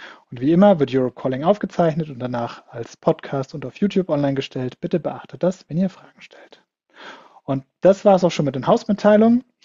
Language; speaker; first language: German; native; German